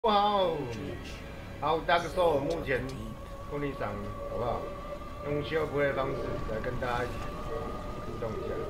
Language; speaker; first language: Chinese; native; Chinese